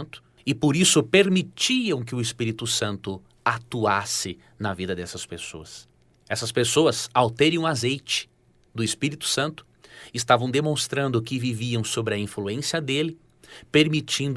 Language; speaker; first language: Portuguese; native; Portuguese